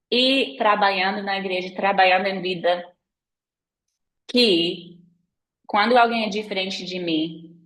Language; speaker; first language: Portuguese; non-native, fluent; English